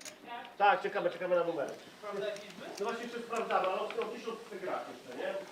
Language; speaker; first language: Polish; native; Polish